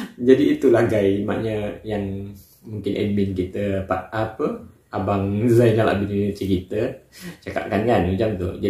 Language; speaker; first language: Malay; native; Malay